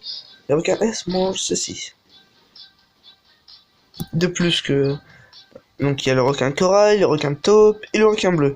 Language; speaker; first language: French; native; French